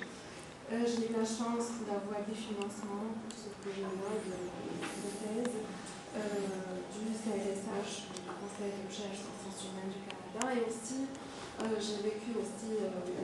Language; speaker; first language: French; non-native, local second language; Arabic